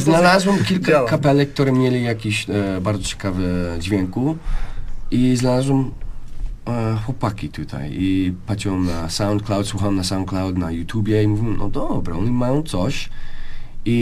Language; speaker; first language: Polish; non-native, learner; English